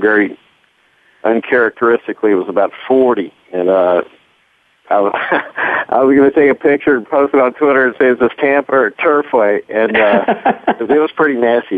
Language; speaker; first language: English; native; English